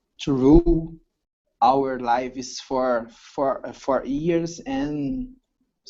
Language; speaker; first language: English; non-native, learner; Portuguese